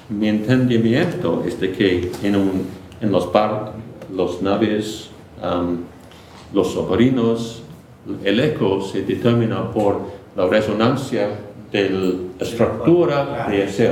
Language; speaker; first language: Spanish; non-native, fluent; English